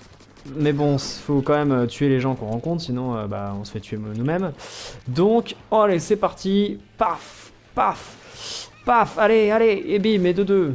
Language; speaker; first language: French; native; French